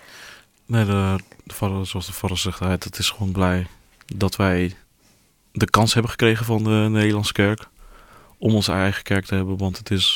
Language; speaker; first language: Dutch; early bilingual, other home language; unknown